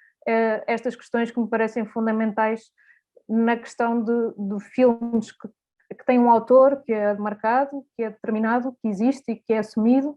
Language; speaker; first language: Portuguese; native; Portuguese